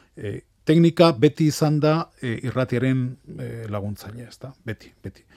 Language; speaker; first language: Basque; non-native, local second language; Spanish